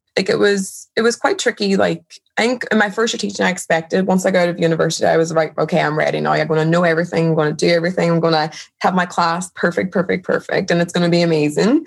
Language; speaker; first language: English; native; English